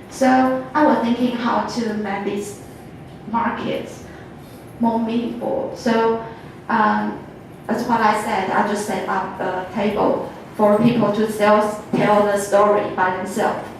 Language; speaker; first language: English; non-native, fluent; Chinese